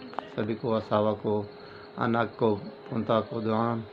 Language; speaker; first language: Filipino; non-native, learner; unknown